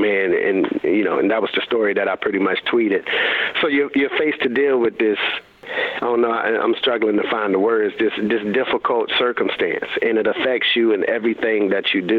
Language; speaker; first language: English; native; English